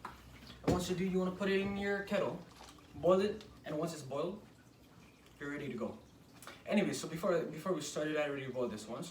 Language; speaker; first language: English; native; English